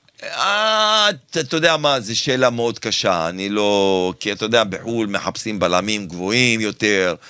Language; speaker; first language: Hebrew; native; Hebrew